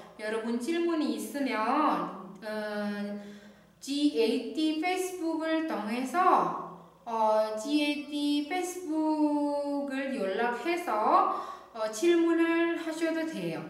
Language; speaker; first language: Korean; non-native, fluent; Indonesian